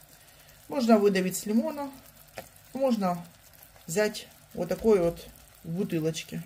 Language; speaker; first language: Russian; native; Russian